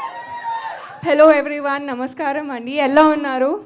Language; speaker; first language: Telugu; non-native, learner; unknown